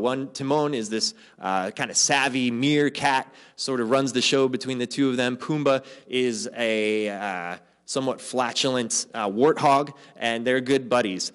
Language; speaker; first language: English; native; English